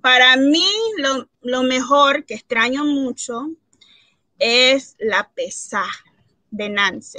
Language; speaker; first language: Spanish; early bilingual, heritage; Spanish